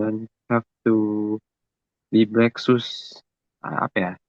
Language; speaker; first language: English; non-native, learner; Indonesian